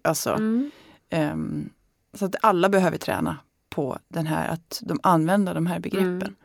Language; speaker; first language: Swedish; native; Swedish